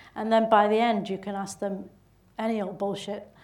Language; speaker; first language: English; native; English